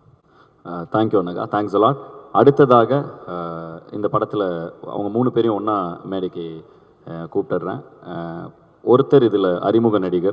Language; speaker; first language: Tamil; native; Tamil